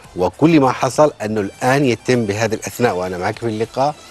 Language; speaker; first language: Arabic; native; Arabic